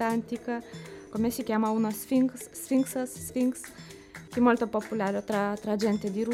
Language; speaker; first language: Italian; non-native, learner; Lithuanian